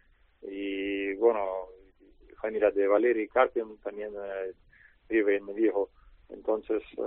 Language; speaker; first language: Spanish; non-native, learner; Russian